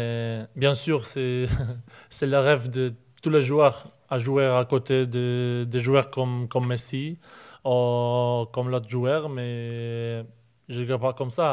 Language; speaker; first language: French; non-native, learner; Polish